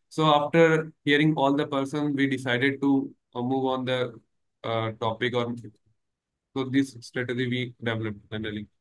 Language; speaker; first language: English; non-native, local second language; Hindi